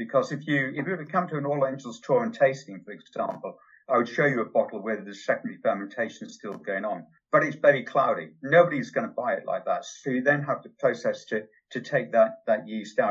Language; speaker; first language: English; native; English